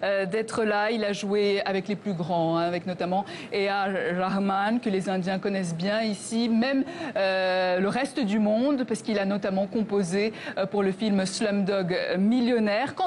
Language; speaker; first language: French; native; French